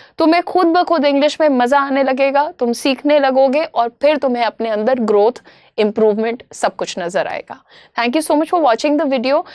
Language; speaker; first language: Hindi; native; Hindi